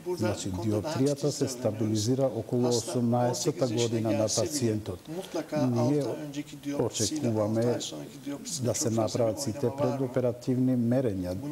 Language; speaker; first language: Macedonian; non-native, local second language; Turkish